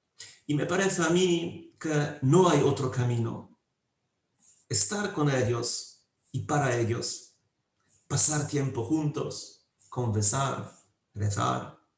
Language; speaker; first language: Spanish; non-native, fluent; Polish